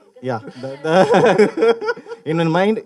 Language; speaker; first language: Telugu; non-native, learner; Tamil